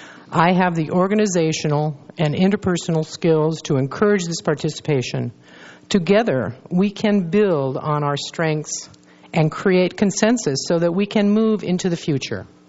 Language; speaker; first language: English; native; English